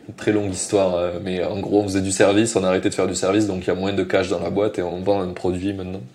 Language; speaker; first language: French; native; French